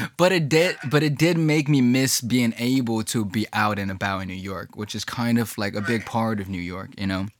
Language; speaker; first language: English; early bilingual, other home language; Chinese